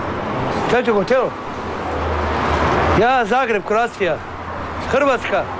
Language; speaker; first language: Russian; non-native, learner; Croatian